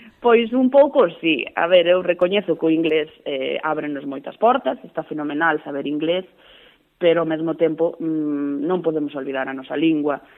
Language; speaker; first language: Galician; non-native, local second language; Spanish